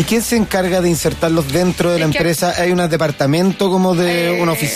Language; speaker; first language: Spanish; native; Spanish